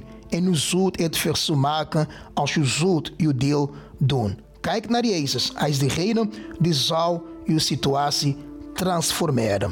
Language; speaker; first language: Dutch; non-native, fluent; Portuguese